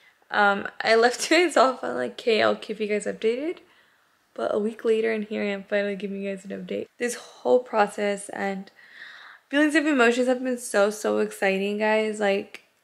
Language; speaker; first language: English; early bilingual, other home language; Spanish